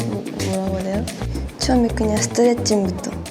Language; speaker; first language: Korean; non-native, fluent; Japanese